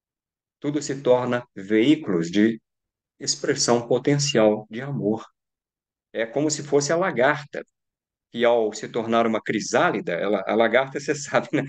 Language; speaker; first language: Portuguese; native; Portuguese